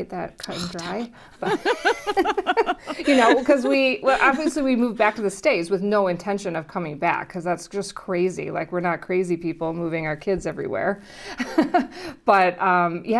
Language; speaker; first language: English; native; English